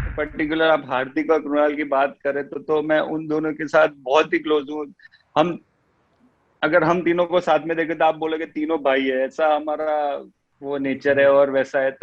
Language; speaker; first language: Hindi; non-native, local second language; Gujarati